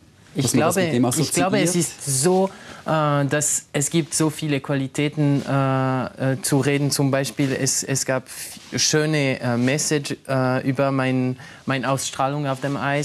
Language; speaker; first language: German; non-native, local second language; French